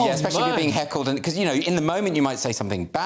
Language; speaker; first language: English; native; English